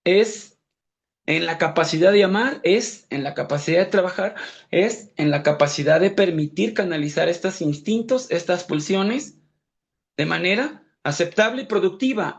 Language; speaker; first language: Spanish; native; Spanish